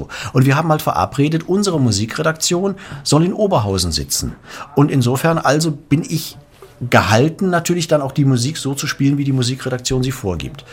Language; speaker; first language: German; native; German